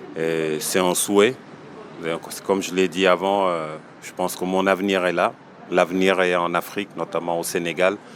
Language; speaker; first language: French; non-native, local second language; Wolof